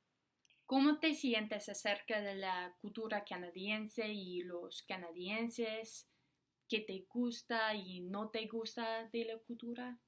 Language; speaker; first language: Spanish; non-native, fluent; English